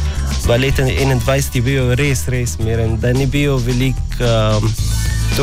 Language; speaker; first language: Slovenian; non-native, learner; Arabic